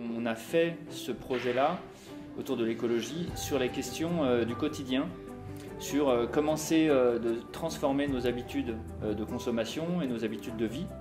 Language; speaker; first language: French; native; French